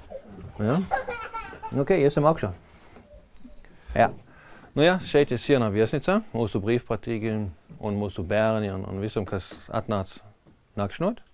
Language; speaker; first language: Latvian; non-native, learner; German